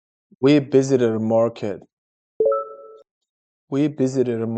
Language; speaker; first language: English; non-native, learner; Korean